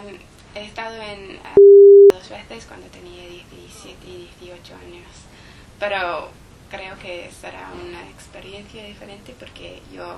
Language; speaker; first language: Spanish; non-native, learner; English